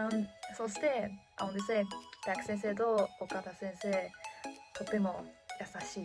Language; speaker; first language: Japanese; non-native, learner; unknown